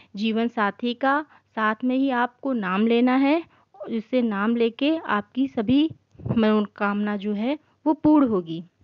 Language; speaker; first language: Hindi; native; Hindi